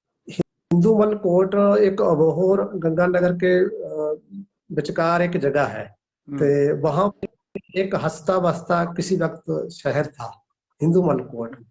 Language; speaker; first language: Hindi; non-native, local second language; Punjabi